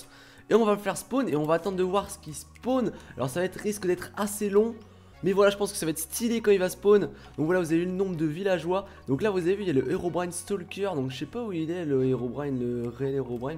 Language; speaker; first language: French; native; French